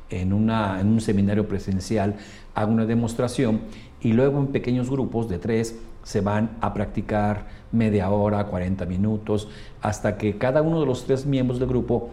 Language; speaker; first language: Spanish; native; Spanish